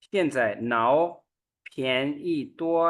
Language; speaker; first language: Chinese; non-native, fluent; Urdu